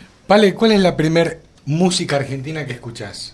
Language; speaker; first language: Spanish; native; Spanish